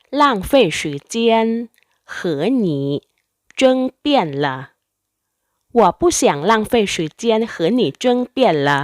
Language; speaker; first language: Chinese; non-native, fluent; Thai